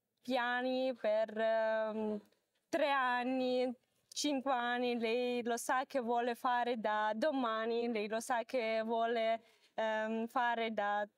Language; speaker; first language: Italian; non-native, learner; Ukrainian